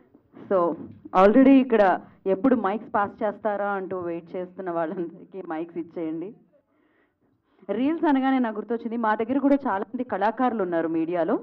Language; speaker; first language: Telugu; native; Telugu